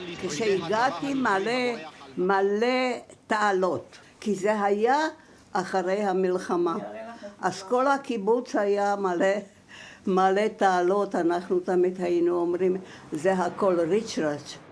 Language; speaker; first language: Hebrew; non-native, fluent; German